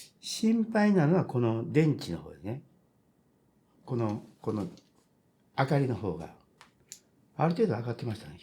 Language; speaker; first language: Japanese; native; Japanese